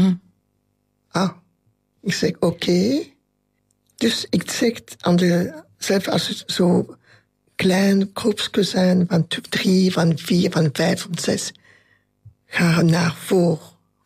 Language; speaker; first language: Dutch; non-native, local second language; French